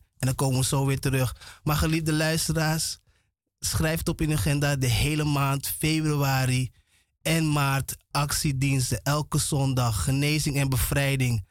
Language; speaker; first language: Dutch; native; Dutch